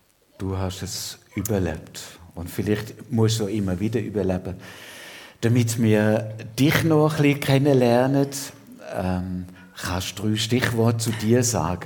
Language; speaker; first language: German; native; German